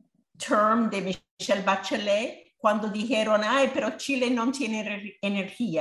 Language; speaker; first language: Spanish; non-native, fluent; English